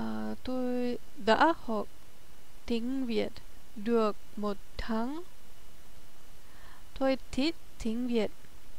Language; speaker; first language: Vietnamese; non-native, learner; German